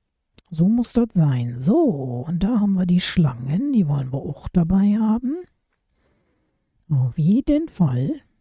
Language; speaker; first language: German; native; German